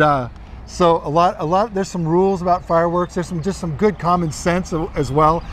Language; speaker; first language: English; native; English